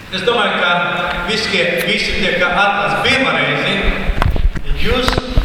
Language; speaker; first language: Latvian; non-native, learner; Portuguese